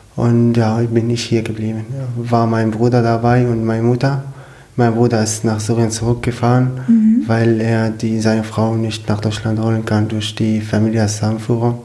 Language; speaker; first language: German; non-native, learner; Arabic